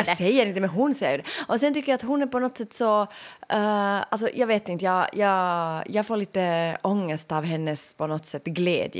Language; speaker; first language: Swedish; native; Swedish